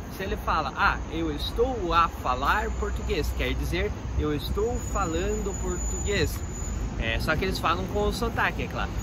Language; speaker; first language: Portuguese; native; Portuguese